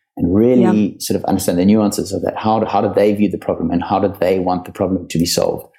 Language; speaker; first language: English; native; English